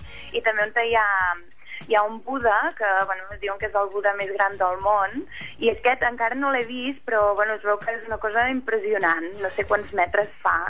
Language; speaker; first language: Catalan; native; Catalan